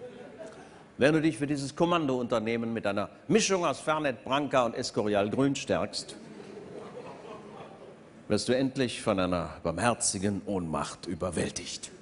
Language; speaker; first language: German; native; German